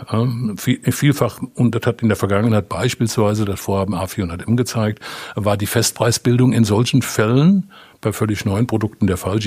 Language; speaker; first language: German; native; German